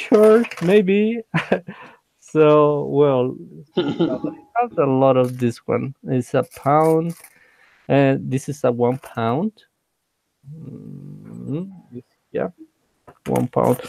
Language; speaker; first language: English; non-native, learner; Spanish